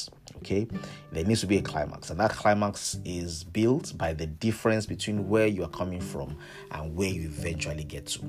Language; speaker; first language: English; non-native, local second language; Yoruba